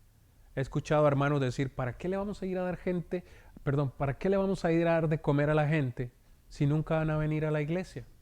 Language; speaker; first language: Spanish; native; Spanish